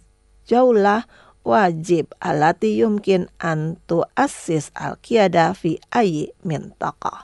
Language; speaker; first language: Arabic; non-native, fluent; Indonesian